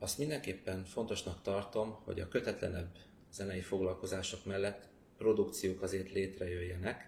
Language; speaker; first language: Hungarian; native; Hungarian